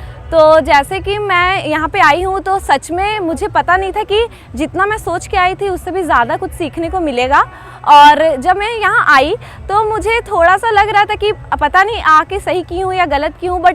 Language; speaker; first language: Hindi; native; Hindi